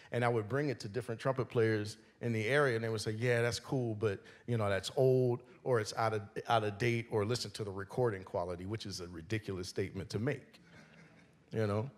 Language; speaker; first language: English; native; English